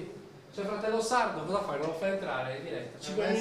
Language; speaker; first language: Italian; native; Italian